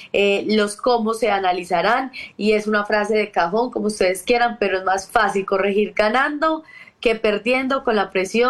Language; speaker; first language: Spanish; native; Spanish